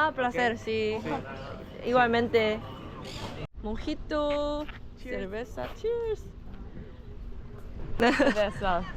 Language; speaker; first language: Spanish; non-native, learner; Korean